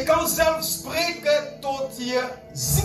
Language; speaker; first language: Dutch; non-native, fluent; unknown